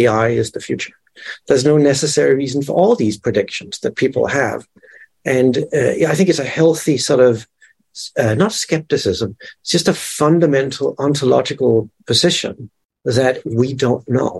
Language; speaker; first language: English; non-native, fluent; Danish